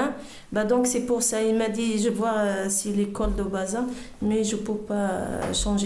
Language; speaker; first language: French; non-native, learner; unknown